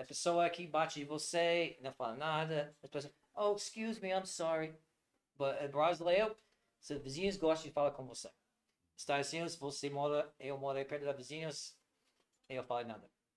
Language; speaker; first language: Portuguese; non-native, learner; English